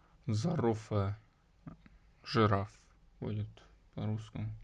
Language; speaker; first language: Russian; non-native, local second language; Tajik